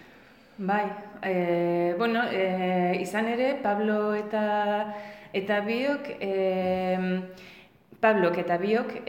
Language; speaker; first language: Basque; non-native, learner; Spanish